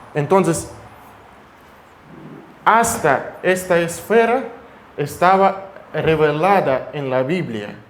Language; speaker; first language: Spanish; non-native, fluent; Russian